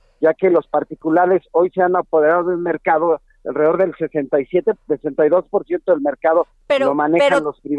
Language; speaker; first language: Spanish; native; Spanish